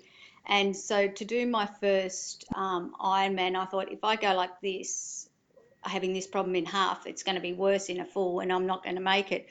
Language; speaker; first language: English; native; English